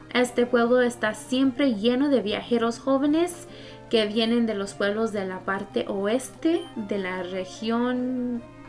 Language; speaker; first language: Spanish; early bilingual, heritage; Spanish